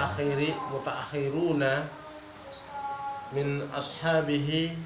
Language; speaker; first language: Arabic; non-native, learner; Indonesian